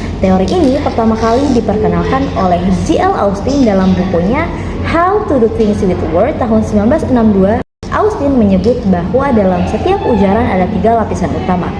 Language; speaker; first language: Indonesian; native; Indonesian